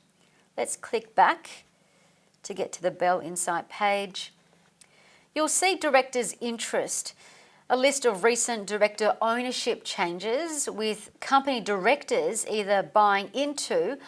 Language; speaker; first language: English; native; English